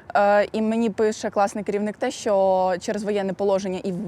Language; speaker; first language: Ukrainian; native; Ukrainian